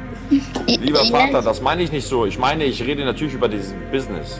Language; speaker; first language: German; early bilingual, other home language; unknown